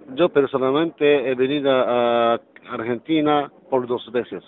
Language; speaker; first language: Spanish; non-native, learner; Japanese